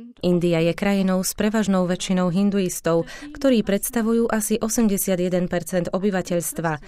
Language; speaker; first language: Slovak; native; Slovak